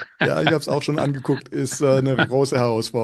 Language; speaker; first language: German; native; German